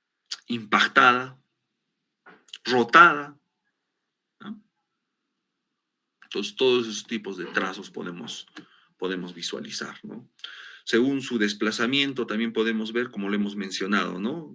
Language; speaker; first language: Spanish; native; Spanish